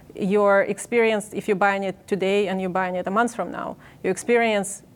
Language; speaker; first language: English; non-native, fluent; Ukrainian